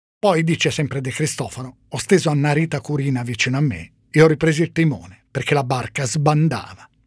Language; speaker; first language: Italian; native; Italian